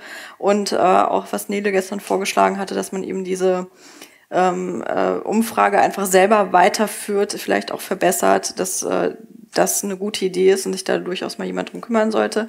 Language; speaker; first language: German; native; German